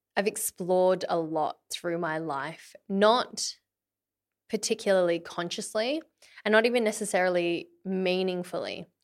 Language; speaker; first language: English; early bilingual, other home language; Vietnamese